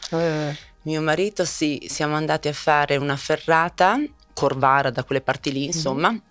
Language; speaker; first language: Italian; native; Italian